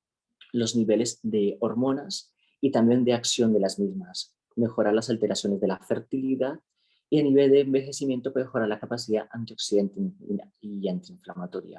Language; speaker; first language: Spanish; native; Spanish